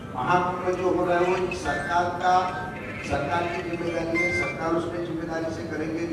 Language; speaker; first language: Hindi; non-native, local second language; Marathi